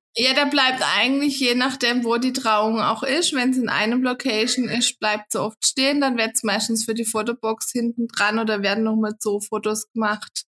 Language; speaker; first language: German; native; German